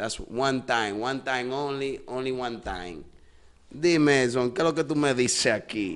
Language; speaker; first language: Spanish; early bilingual, other home language; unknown